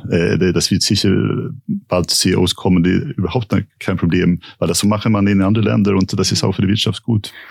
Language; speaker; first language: German; non-native, fluent; Swedish